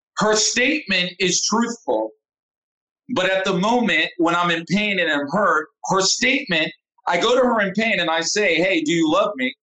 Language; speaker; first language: English; native; English